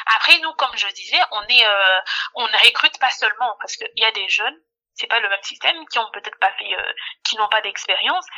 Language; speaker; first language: French; non-native, local second language; Lingala